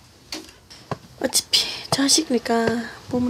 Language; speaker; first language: Korean; non-native, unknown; Vietnamese